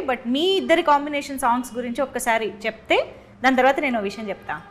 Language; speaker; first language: Telugu; native; Telugu